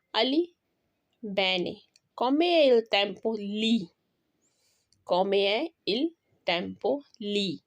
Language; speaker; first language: Italian; non-native, fluent; Urdu